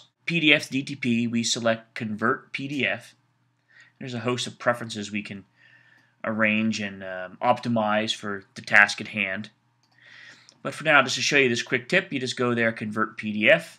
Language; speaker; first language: English; native; English